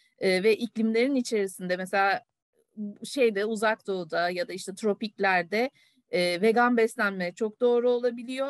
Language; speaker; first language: Turkish; native; Turkish